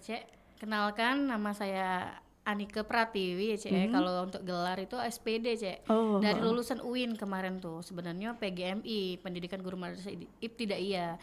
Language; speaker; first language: Indonesian; native; Indonesian